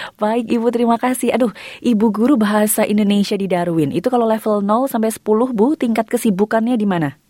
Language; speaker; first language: Indonesian; native; Indonesian